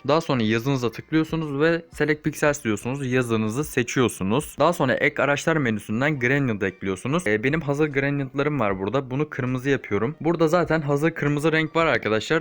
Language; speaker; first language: Turkish; native; Turkish